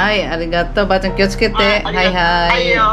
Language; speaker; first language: Japanese; non-native, fluent; Filipino